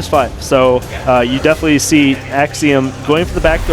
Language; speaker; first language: English; native; English